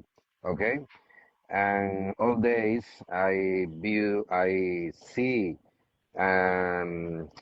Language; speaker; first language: English; non-native, learner; Spanish